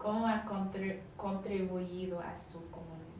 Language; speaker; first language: Spanish; non-native, learner; English